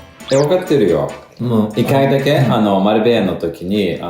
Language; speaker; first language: Japanese; non-native, fluent; Lithuanian